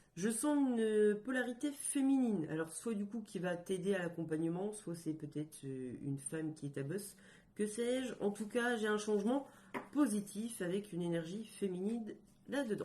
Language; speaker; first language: French; native; French